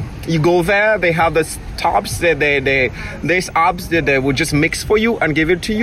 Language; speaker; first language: English; non-native, local second language; Krio